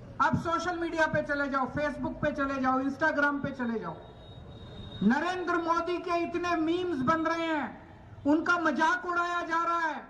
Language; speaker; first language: Hindi; native; Hindi